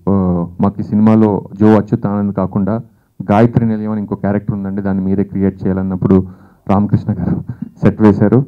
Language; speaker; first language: Telugu; native; Telugu